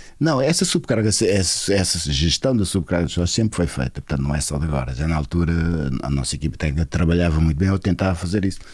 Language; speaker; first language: Portuguese; non-native, local second language; Kabuverdianu